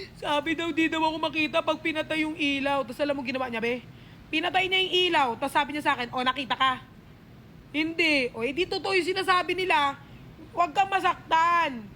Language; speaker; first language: Filipino; native; Filipino